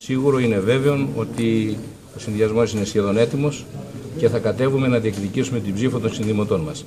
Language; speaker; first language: Greek; native; Greek